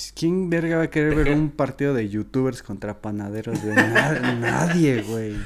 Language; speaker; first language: Spanish; native; Spanish